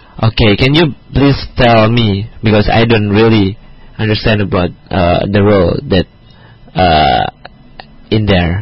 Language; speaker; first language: English; non-native, learner; Indonesian